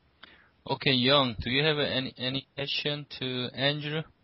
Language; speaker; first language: English; non-native, learner; Korean